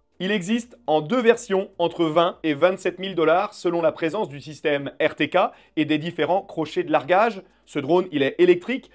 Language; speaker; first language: French; native; French